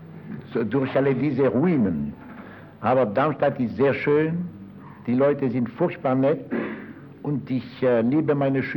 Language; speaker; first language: German; non-native, fluent; French